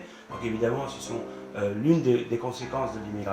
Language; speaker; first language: French; native; French